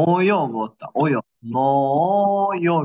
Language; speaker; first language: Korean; non-native, fluent; Kyrgyz